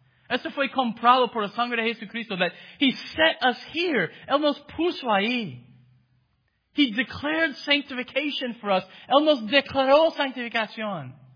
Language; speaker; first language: Spanish; non-native, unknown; English